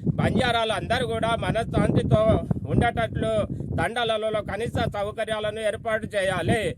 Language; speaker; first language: Telugu; non-native, local second language; Lambadi